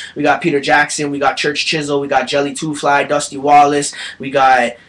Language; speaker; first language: English; native; English